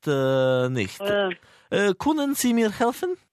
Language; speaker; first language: German; non-native, learner; Norwegian